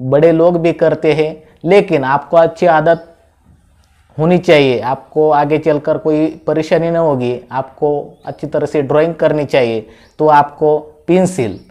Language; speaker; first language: Hindi; non-native, local second language; Marathi